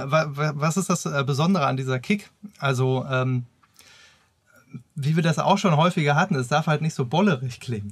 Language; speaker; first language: German; native; German